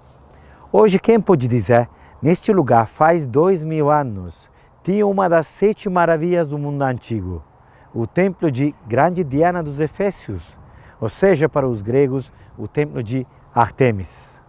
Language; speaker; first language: Portuguese; non-native, fluent; Turkish